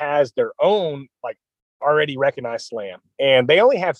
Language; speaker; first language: English; native; English